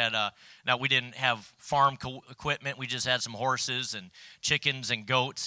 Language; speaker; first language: English; native; English